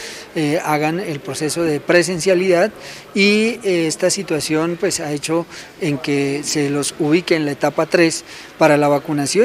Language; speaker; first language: Spanish; native; Spanish